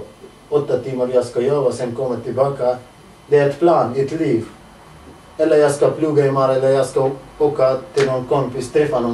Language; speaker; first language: Swedish; non-native, learner; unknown